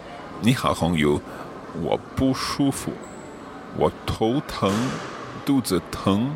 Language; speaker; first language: Chinese; non-native, learner; English